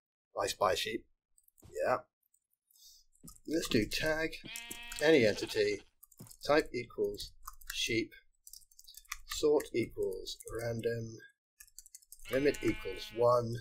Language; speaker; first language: English; native; English